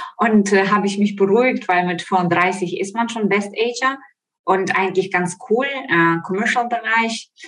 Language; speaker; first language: German; non-native, fluent; Ukrainian